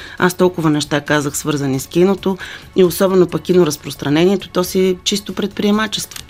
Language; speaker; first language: Bulgarian; native; Bulgarian